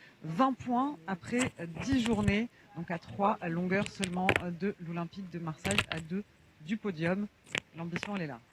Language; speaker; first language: French; native; French